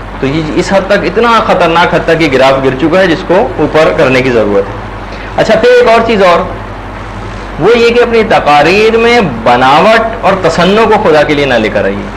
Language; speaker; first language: Urdu; native; Urdu